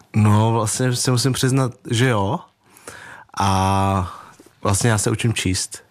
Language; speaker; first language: Czech; early bilingual, other home language; Vietnamese